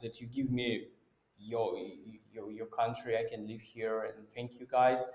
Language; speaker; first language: English; non-native, fluent; Russian